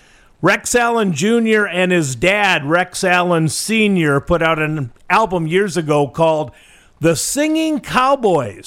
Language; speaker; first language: English; native; English